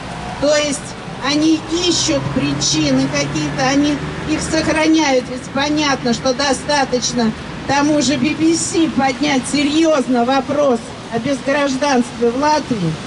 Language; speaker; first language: Russian; native; Russian